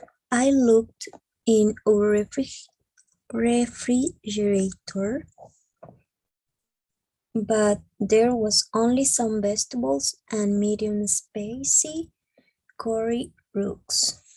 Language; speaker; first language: English; non-native, learner; Spanish